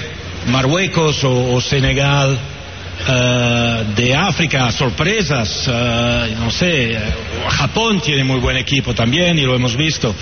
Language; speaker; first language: Spanish; non-native, fluent; Italian